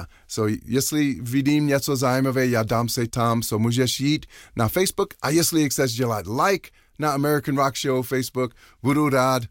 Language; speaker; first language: Czech; non-native, learner; English